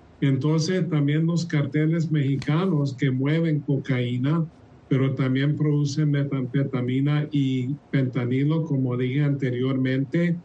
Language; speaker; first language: Spanish; early bilingual, heritage; Spanish